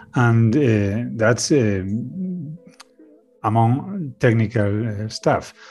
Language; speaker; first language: English; non-native, learner; Spanish